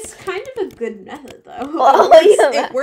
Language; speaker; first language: English; native; English